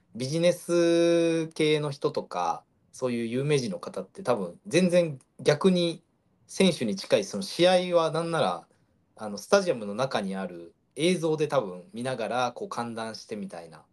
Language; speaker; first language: Japanese; native; Japanese